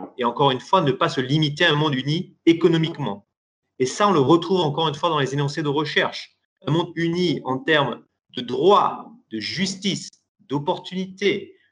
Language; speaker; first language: French; non-native, local second language; Persian